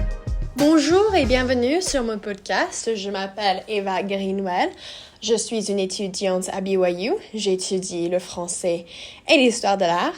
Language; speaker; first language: French; non-native, learner; English